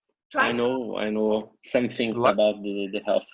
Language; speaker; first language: English; non-native, learner; Portuguese